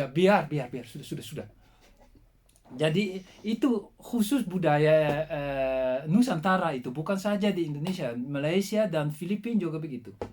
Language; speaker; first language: Indonesian; non-native, fluent; Dutch